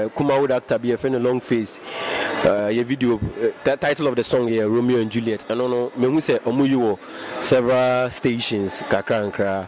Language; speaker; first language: English; non-native, local second language; Akan